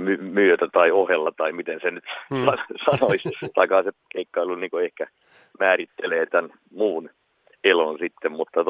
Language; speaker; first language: Finnish; native; Finnish